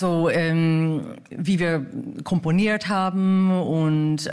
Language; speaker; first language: German; non-native, fluent; English